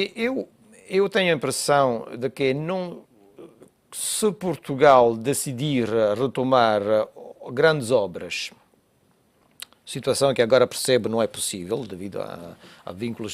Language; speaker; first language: Portuguese; non-native, fluent; Italian